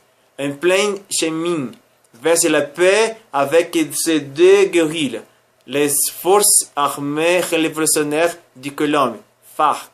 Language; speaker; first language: French; non-native, learner; Spanish